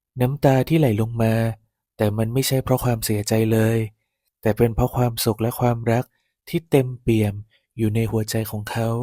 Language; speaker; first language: Thai; native; Thai